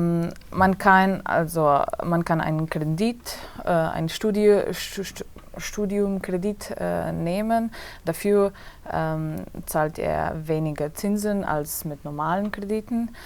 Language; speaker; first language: German; non-native, fluent; Slovenian